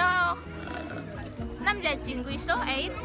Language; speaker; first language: Korean; non-native, learner; Indonesian